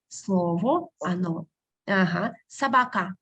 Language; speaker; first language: Russian; non-native, fluent; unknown